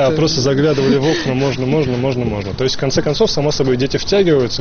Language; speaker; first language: Russian; native; Russian